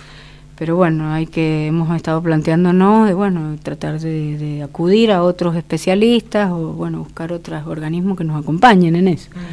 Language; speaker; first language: Spanish; native; Spanish